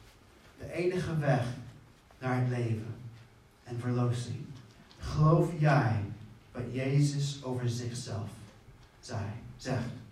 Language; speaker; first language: Dutch; non-native, fluent; English